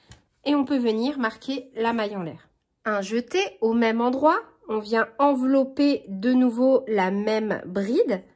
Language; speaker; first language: French; native; French